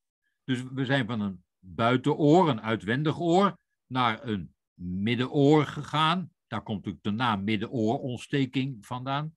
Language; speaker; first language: Dutch; native; Dutch